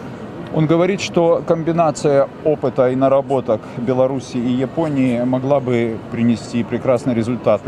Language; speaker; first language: Russian; native; Russian